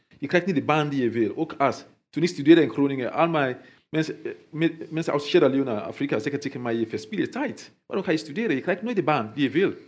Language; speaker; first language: Dutch; non-native, fluent; Mandingo